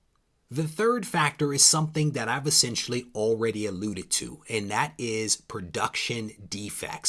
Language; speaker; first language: English; native; English